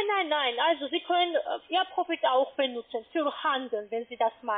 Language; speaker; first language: German; non-native, fluent; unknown